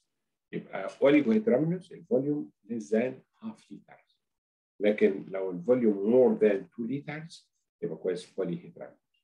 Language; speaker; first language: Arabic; native; Arabic